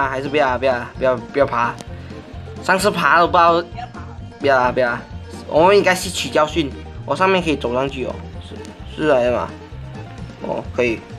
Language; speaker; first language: Chinese; native; Chinese